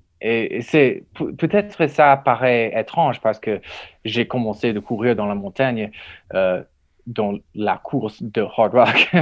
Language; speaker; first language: French; non-native, learner; English